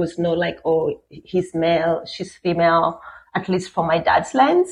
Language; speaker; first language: English; non-native, local second language; Luo (Kenya and Tanzania)